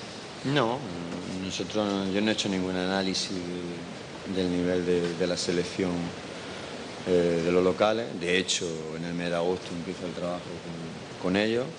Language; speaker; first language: Spanish; native; Spanish